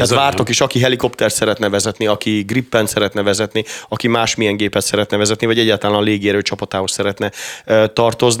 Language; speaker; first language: Hungarian; native; Hungarian